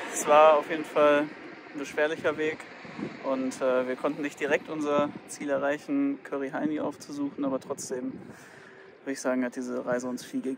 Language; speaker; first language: German; native; German